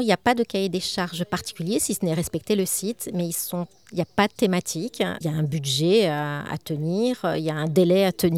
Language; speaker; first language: French; native; French